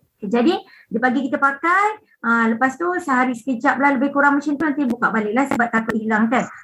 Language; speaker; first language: Malay; non-native, local second language; Western Cham